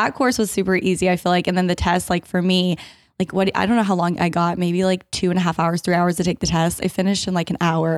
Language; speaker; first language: English; native; English